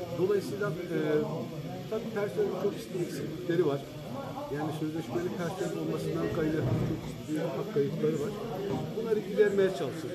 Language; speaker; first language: Turkish; native; Turkish